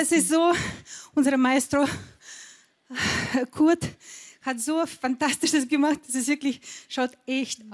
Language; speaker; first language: German; non-native, fluent; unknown